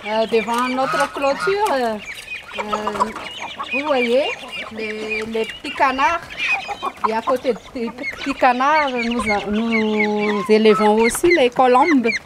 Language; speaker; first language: French; non-native, local second language; Malagasy